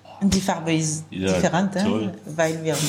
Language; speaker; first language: German; non-native, learner; French